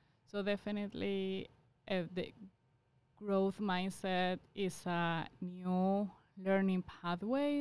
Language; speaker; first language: English; non-native, fluent; Spanish